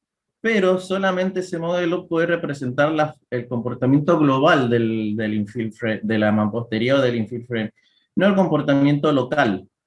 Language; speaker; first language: Spanish; native; Spanish